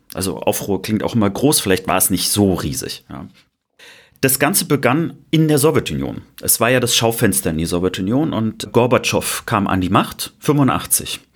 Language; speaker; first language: German; native; German